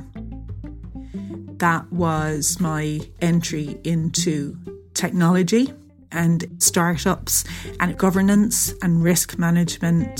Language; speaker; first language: English; native; English